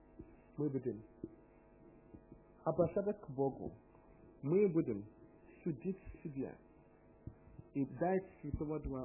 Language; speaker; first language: Russian; non-native, learner; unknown